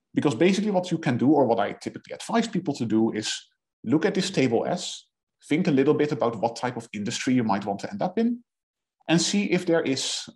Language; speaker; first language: English; non-native, fluent; Dutch